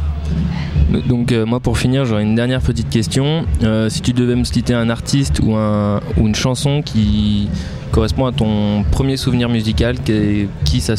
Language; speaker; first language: French; native; French